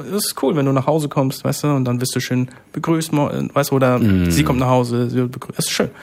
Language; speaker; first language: German; early bilingual, other home language; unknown